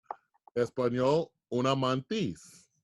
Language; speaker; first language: Spanish; non-native, learner; English